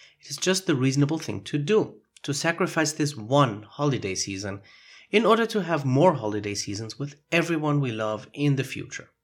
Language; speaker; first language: English; non-native, fluent; German